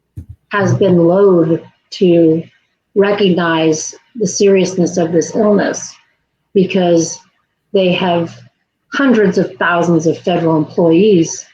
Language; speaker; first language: English; native; English